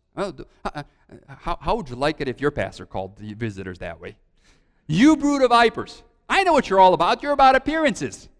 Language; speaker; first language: English; early bilingual, other home language; Romanian